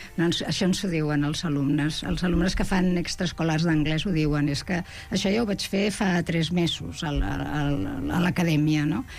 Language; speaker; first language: Catalan; native; Catalan